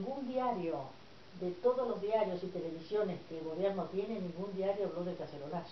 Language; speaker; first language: Spanish; native; Spanish